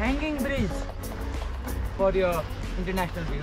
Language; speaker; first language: English; non-native, local second language; Nepali